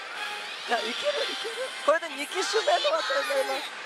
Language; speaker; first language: Japanese; native; Japanese